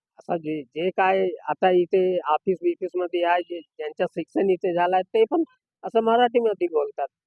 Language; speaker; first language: Marathi; non-native, local second language; Hindi